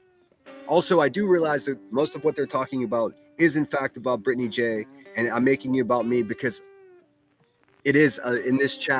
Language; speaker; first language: English; native; English